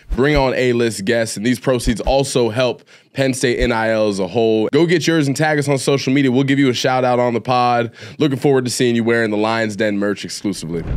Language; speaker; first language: English; native; English